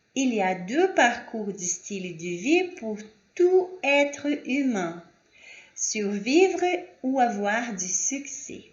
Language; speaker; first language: French; non-native, fluent; Portuguese